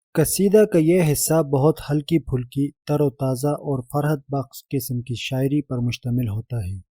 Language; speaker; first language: Urdu; native; Urdu